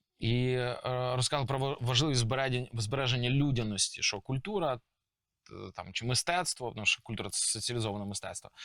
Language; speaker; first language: Ukrainian; native; Ukrainian